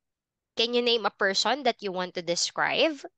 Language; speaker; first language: English; non-native, fluent; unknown